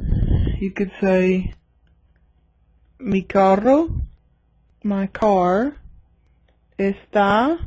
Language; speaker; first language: Spanish; non-native, fluent; English